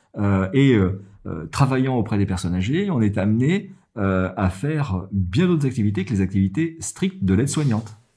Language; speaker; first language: French; native; French